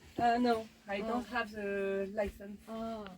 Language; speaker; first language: English; non-native, learner; French